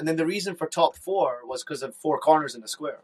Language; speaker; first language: English; native; English